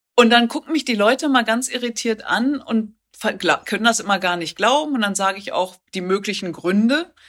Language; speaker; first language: German; native; German